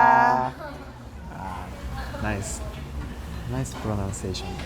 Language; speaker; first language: English; non-native, learner; Japanese